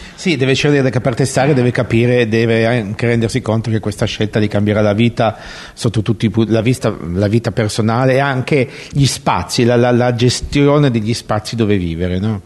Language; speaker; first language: Italian; native; Italian